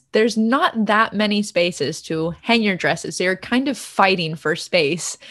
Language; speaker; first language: English; native; English